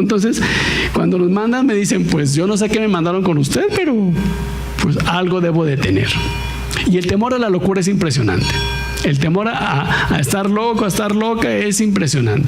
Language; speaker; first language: Spanish; native; Spanish